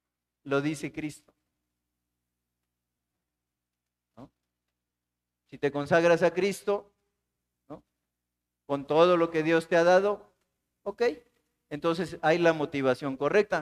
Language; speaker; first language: Spanish; native; Spanish